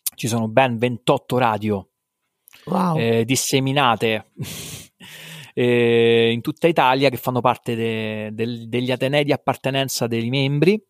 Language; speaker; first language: Italian; native; Italian